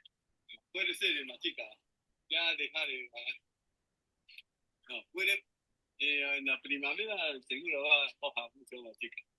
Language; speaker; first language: Spanish; non-native, learner; Chinese